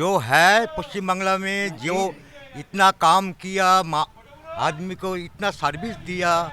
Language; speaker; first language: Hindi; non-native, local second language; Bangla